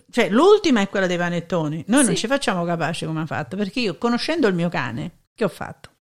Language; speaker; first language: Italian; native; Italian